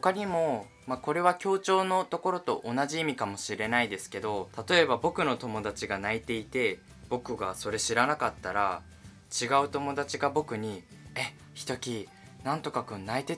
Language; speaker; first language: Japanese; native; Japanese